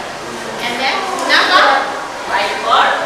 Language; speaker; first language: English; non-native, learner; Indonesian